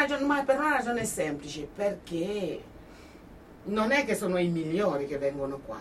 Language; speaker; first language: Italian; non-native, fluent; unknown